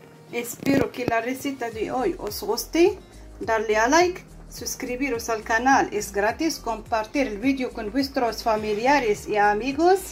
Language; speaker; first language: Spanish; non-native, fluent; Arabic